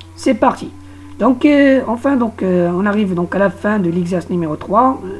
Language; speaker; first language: French; non-native, local second language; Arabic